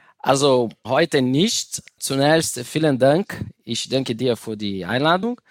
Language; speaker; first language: German; non-native, learner; Portuguese